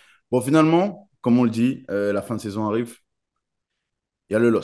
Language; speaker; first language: French; native; French